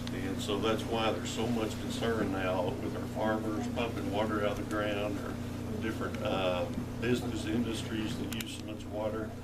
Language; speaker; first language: English; native; English